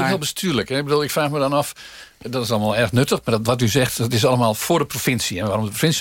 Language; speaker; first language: Dutch; native; Dutch